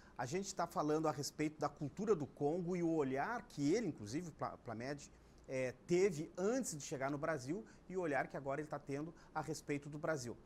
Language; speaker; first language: Portuguese; native; Portuguese